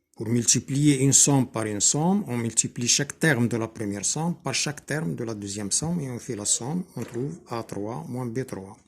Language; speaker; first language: French; non-native, local second language; Arabic